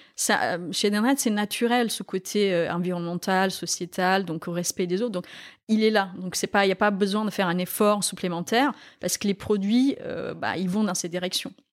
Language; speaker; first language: French; non-native, fluent; Romanian